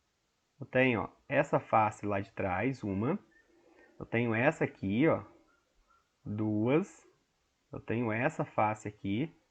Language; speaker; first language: Portuguese; native; Portuguese